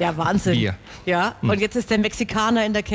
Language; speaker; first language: German; native; German